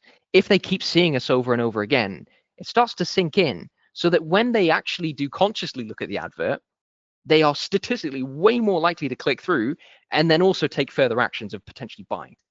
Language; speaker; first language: English; native; English